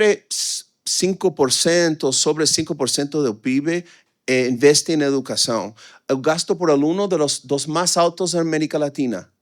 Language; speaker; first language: Portuguese; non-native, fluent; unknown